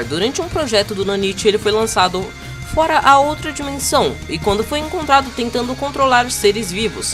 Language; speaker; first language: Portuguese; native; Portuguese